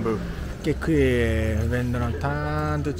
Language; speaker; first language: Italian; non-native, learner; Japanese